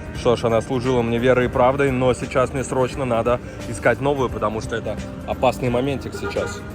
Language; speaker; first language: Russian; native; Russian